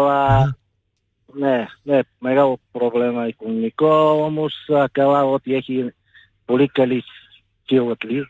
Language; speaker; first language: Greek; non-native, fluent; Bulgarian